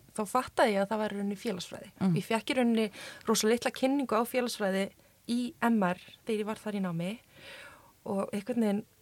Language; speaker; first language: Icelandic; native; Icelandic